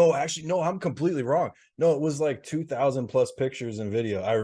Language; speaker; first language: English; native; English